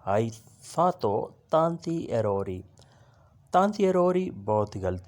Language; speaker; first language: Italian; non-native, learner; Urdu